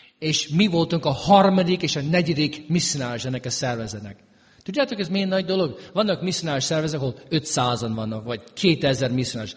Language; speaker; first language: Hungarian; early bilingual, heritage; Hungarian